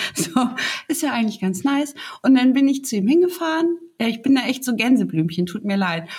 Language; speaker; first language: German; native; German